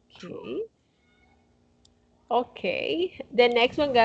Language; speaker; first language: English; non-native, fluent; Spanish